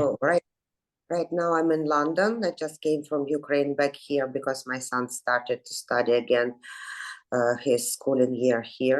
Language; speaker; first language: English; non-native, fluent; Ukrainian